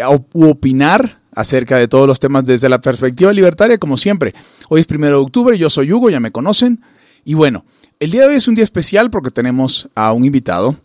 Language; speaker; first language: Spanish; native; Spanish